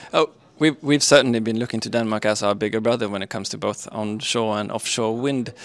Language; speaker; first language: English; non-native, fluent; Swedish